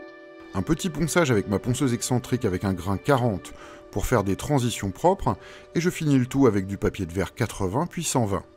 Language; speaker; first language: French; native; French